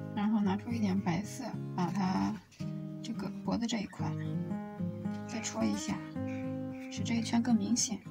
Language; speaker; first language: Chinese; native; Chinese